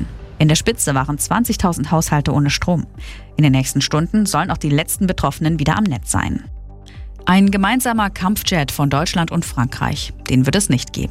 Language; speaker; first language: German; native; German